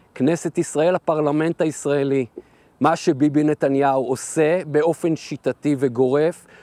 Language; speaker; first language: Hebrew; native; Hebrew